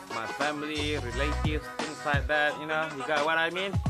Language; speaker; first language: English; non-native, local second language; Malay